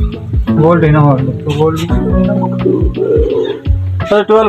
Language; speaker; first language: Arabic; non-native, learner; Hindi